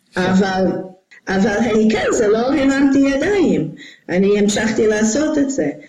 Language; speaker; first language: Hebrew; non-native, fluent; English